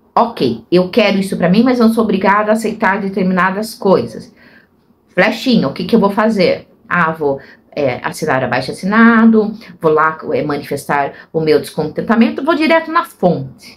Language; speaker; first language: Portuguese; native; Portuguese